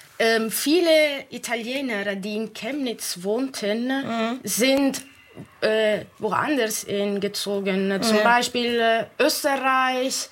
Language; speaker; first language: German; non-native, fluent; Italian